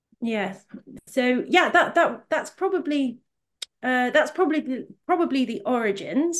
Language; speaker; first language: English; native; English